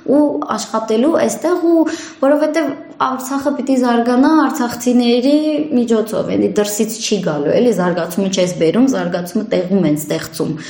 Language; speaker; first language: Armenian; early bilingual, heritage; Armenian